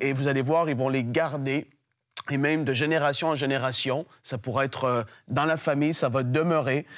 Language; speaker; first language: French; native; French